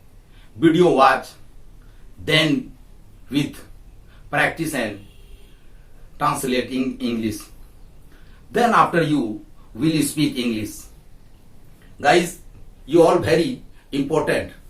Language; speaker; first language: English; non-native, learner; Hindi